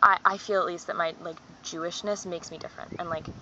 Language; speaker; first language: English; native; English